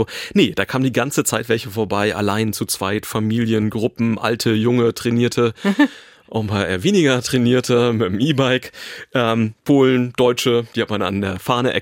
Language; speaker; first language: German; native; German